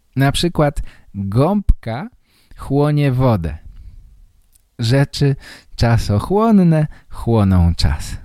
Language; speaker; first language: Polish; native; Polish